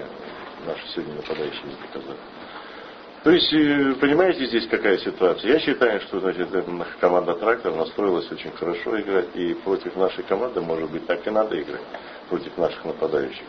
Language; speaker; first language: Russian; native; Russian